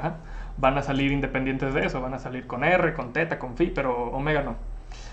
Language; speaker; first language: Spanish; native; Spanish